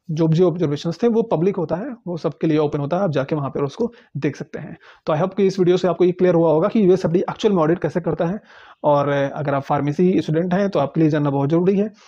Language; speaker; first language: Hindi; native; Hindi